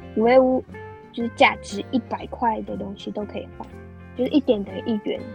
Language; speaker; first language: Chinese; native; Chinese